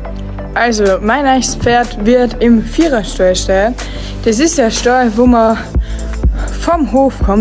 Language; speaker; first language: German; native; German